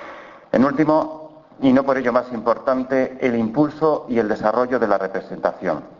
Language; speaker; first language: Spanish; native; Spanish